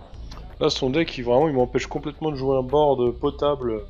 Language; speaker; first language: French; native; French